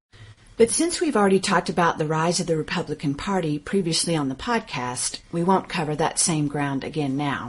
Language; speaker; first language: English; native; English